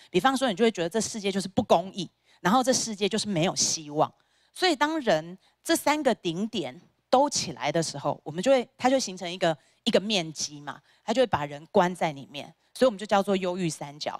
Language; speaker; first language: Chinese; native; Chinese